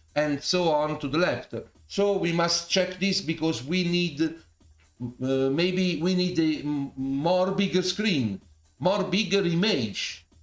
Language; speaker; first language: English; non-native, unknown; Italian